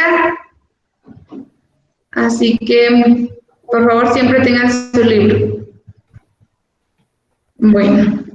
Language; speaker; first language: Spanish; native; Spanish